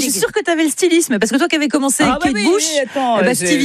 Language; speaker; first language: French; native; French